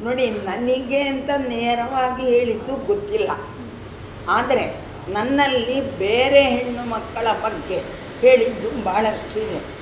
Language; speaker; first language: Kannada; non-native, local second language; Tulu